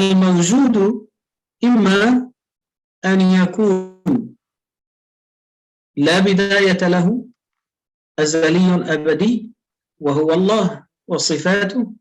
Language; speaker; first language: Arabic; native; Arabic